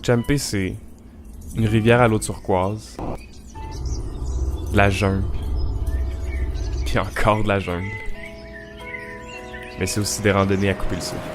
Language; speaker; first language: French; native; French